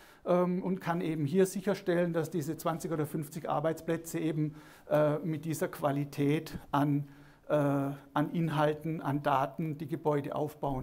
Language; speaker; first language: German; native; German